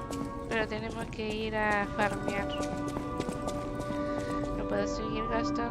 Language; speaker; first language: Spanish; native; Spanish